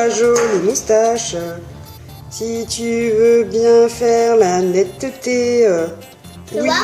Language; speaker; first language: French; native; French